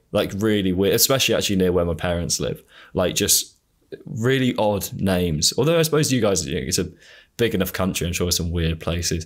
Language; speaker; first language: English; native; English